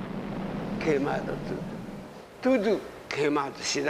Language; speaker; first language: Portuguese; non-native, learner; Japanese